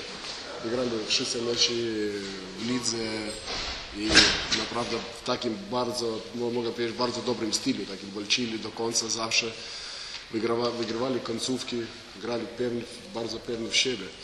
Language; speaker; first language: Polish; non-native, learner; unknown